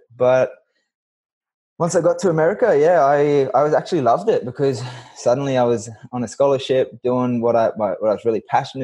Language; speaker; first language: English; native; English